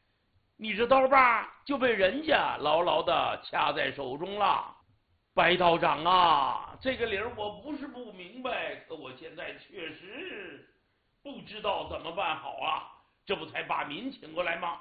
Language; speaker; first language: Chinese; native; Chinese